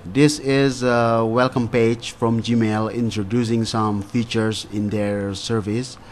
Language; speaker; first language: English; non-native, fluent; Indonesian